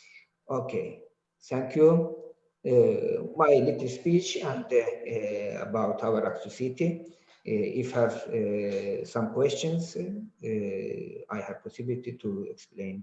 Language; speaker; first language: English; non-native, learner; Azerbaijani